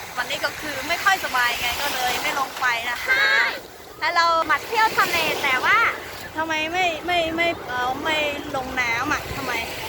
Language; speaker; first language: Thai; non-native, fluent; Khmer